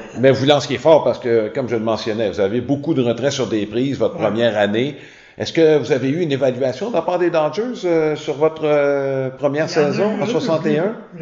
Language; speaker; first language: French; native; French